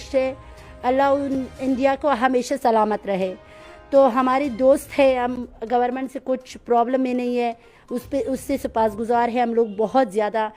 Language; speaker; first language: Hindi; non-native, fluent; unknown